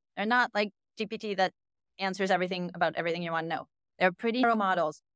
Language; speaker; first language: English; native; English